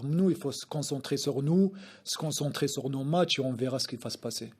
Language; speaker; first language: French; non-native, local second language; Arabic